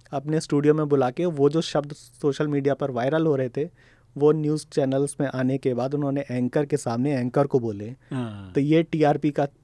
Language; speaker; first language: Hindi; native; Hindi